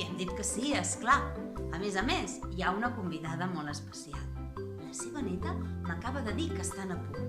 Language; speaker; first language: Catalan; native; Catalan